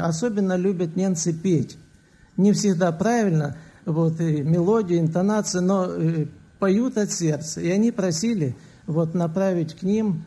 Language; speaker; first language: Russian; native; Russian